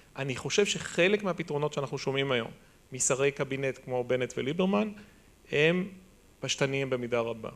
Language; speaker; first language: Hebrew; native; Hebrew